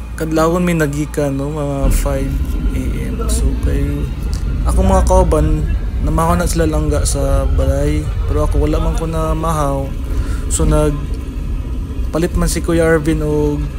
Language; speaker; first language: Cebuano; non-native, local second language; Hiligaynon